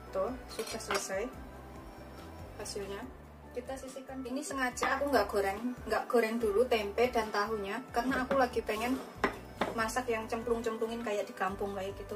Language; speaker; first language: Indonesian; native; Indonesian